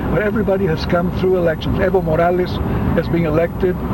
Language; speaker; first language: English; early bilingual, other home language; Spanish